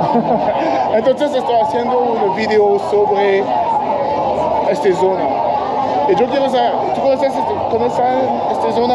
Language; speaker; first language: Spanish; non-native, learner; English